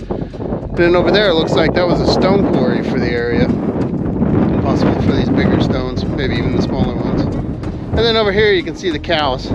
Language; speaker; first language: English; native; English